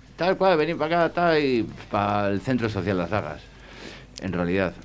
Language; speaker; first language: Spanish; native; Spanish